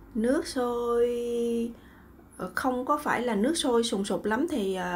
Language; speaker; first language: Vietnamese; native; Vietnamese